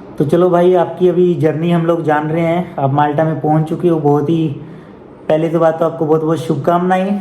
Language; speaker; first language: Hindi; native; Hindi